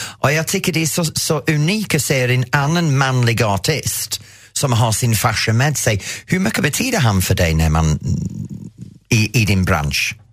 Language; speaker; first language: Swedish; non-native, fluent; English